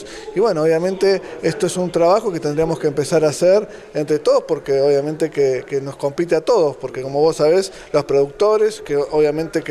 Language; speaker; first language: Spanish; native; Spanish